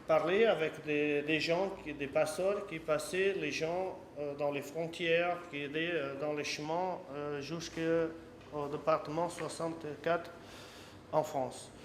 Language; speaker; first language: French; non-native, fluent; Portuguese